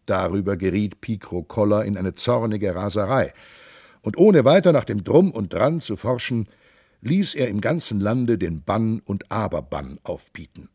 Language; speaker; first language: German; native; German